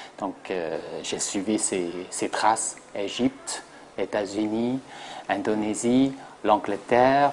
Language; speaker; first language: French; non-native, fluent; Chinese